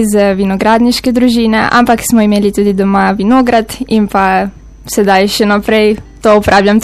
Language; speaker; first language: Slovenian; native; Slovenian